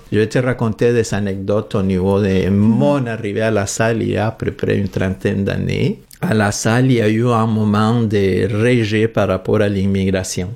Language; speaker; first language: French; non-native, fluent; Spanish